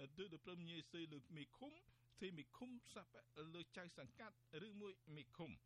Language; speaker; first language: French; non-native, learner; Khmer